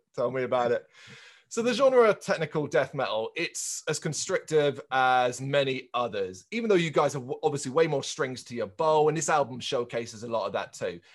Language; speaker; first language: English; native; English